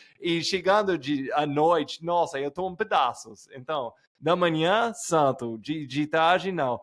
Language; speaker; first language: Portuguese; non-native, fluent; English